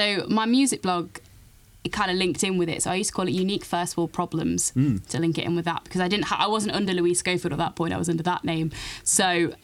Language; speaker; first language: English; native; English